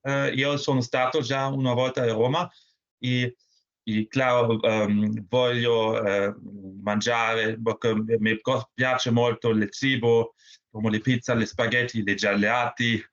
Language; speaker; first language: Italian; non-native, learner; German